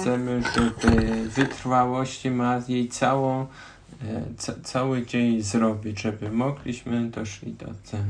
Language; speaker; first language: Polish; non-native, learner; German